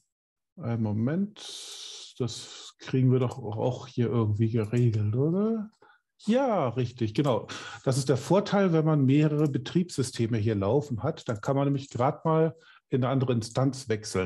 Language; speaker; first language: German; native; German